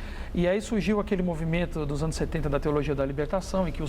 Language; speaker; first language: Portuguese; native; Portuguese